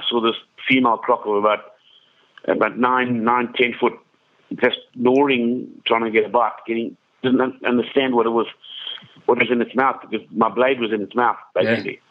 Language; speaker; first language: English; native; English